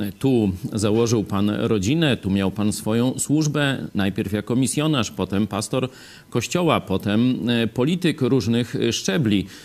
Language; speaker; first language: Polish; native; Polish